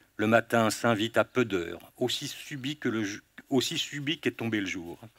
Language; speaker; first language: French; native; French